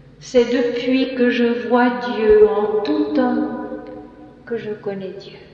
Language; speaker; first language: French; native; French